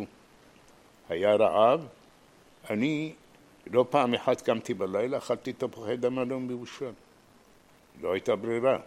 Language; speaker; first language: Hebrew; non-native, fluent; Arabic